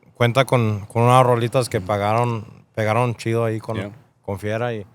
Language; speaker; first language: Spanish; early bilingual, heritage; Spanish